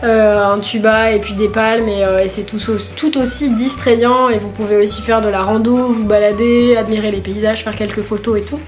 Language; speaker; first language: French; native; French